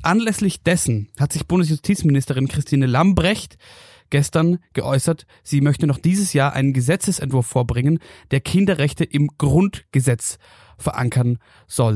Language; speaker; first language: German; native; German